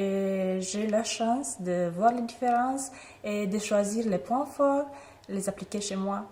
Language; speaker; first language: French; non-native, fluent; Romanian